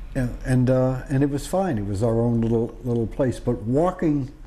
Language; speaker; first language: English; native; English